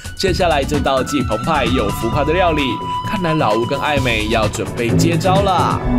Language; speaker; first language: Chinese; native; Chinese